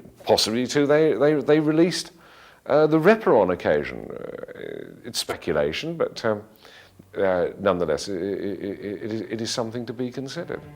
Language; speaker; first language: English; native; English